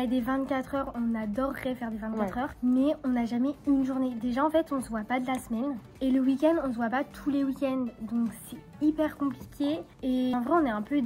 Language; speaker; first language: French; native; French